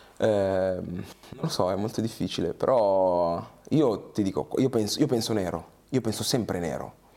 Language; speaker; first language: Italian; early bilingual, other home language; Portuguese